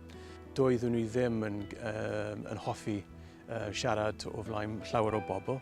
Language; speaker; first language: Welsh; non-native, learner; English